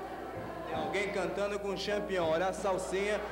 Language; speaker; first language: Portuguese; native; Portuguese